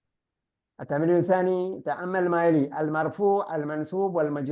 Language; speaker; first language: Arabic; non-native, fluent; Malayalam